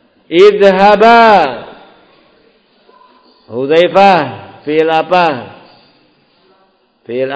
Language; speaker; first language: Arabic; non-native, fluent; Indonesian